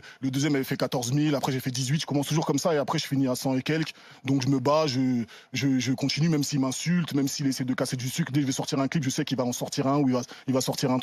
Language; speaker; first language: French; native; French